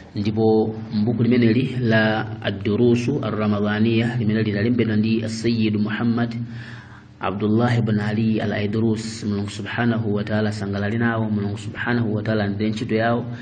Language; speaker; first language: Nyanja; non-native, local second language; Yao